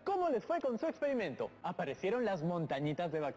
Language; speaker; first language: Spanish; native; Spanish